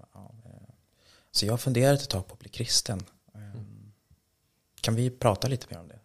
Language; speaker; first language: Swedish; native; Swedish